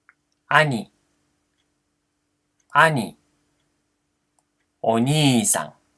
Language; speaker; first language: Japanese; non-native, fluent; Portuguese